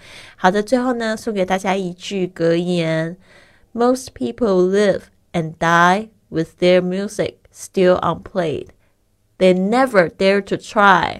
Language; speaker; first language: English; non-native, fluent; Chinese